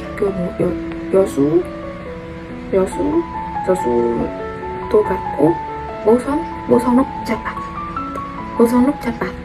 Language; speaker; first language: Korean; non-native, learner; Vietnamese